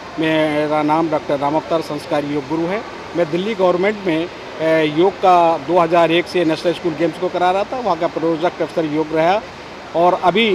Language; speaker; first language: Hindi; native; Hindi